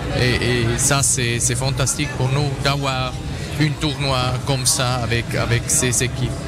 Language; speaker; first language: French; non-native, local second language; German